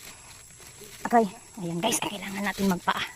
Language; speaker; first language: Filipino; non-native, local second language; Cebuano